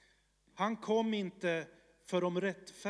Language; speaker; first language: Swedish; early bilingual, other home language; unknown